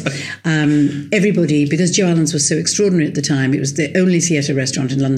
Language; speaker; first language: English; native; English